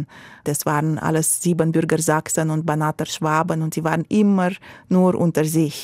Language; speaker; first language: German; non-native, local second language; Romanian